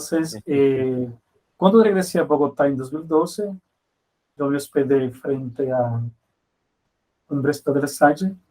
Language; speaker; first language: Spanish; non-native, fluent; Portuguese